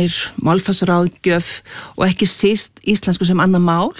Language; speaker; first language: Icelandic; native; Icelandic